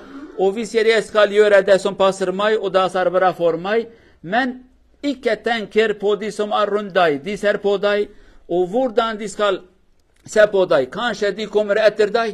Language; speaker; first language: Norwegian; non-native, learner; Kurdish